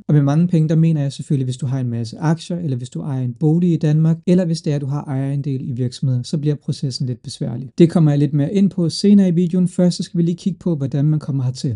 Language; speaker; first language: Danish; early bilingual, other home language; Urdu